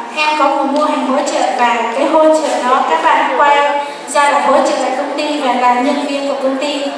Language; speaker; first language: Vietnamese; non-native, local second language; Hmong